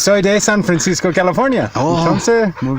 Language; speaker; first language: Spanish; non-native, learner; English